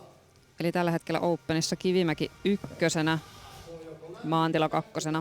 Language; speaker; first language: Finnish; native; Finnish